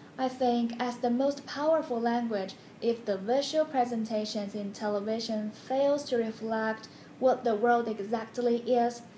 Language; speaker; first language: English; non-native, fluent; Chinese